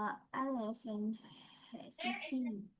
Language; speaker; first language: English; non-native, learner; Vietnamese